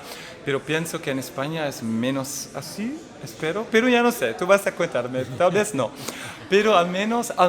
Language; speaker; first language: Spanish; non-native, fluent; Dutch